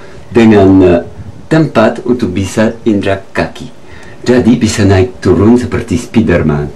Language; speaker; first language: Indonesian; non-native, learner; French